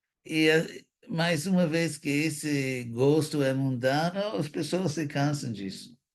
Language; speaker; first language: Portuguese; non-native, fluent; English